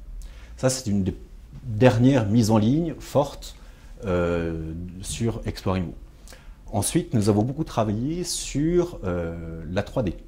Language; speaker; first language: French; native; French